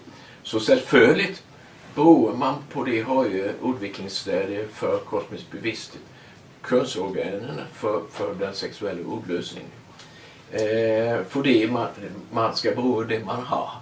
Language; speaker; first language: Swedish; non-native, learner; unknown